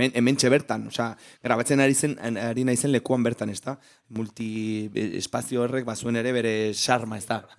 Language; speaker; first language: Basque; non-native, local second language; Spanish